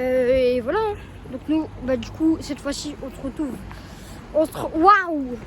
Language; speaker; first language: French; native; French